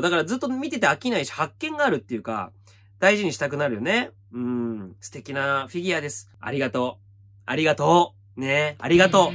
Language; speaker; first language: Japanese; native; Japanese